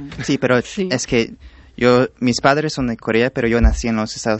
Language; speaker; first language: Spanish; non-native, fluent; English